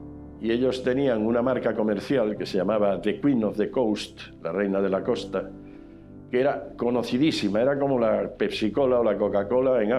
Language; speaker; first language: Spanish; native; Spanish